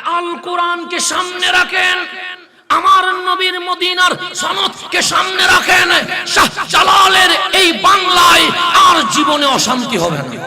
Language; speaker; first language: Bangla; non-native, local second language; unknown